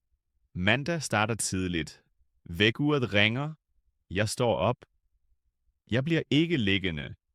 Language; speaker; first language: Danish; non-native, fluent; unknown